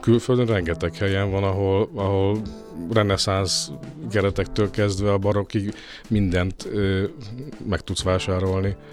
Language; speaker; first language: Hungarian; native; Hungarian